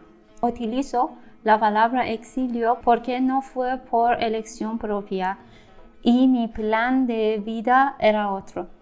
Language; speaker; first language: Spanish; non-native, fluent; Persian